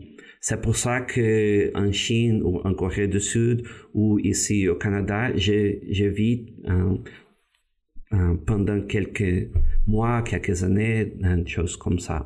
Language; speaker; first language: French; non-native, fluent; Portuguese